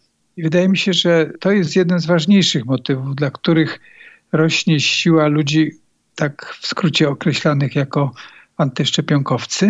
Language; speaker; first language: Polish; native; Polish